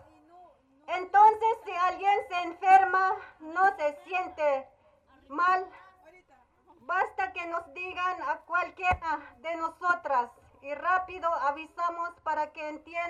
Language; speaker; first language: Spanish; non-native, local second language; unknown